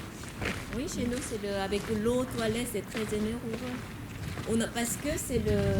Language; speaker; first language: French; non-native, learner; Korean